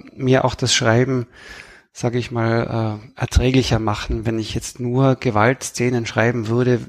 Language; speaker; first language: German; native; German